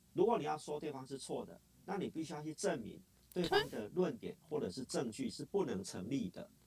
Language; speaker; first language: Chinese; native; Chinese